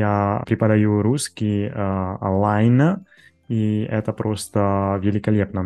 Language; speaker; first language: Russian; non-native, fluent; Italian